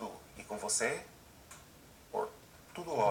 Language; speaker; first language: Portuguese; non-native, learner; English